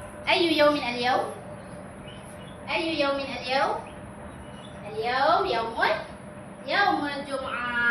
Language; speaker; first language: Arabic; non-native, learner; Malay